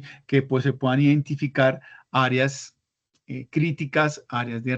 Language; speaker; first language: Spanish; native; Spanish